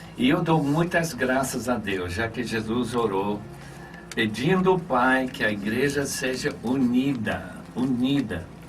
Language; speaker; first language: Portuguese; non-native, fluent; English